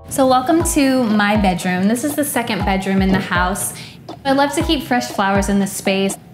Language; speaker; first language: English; native; English